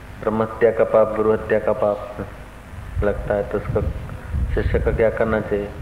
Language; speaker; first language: Hindi; non-native, local second language; Sindhi